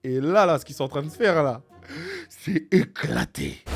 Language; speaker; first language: French; native; French